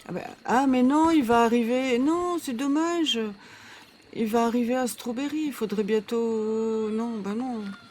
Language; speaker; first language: French; native; French